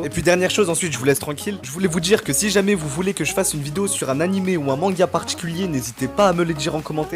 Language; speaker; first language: French; native; French